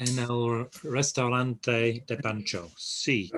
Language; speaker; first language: Spanish; non-native, fluent; English